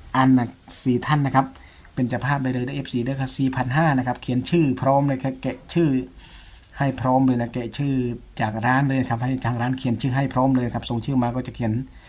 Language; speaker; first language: Thai; native; Thai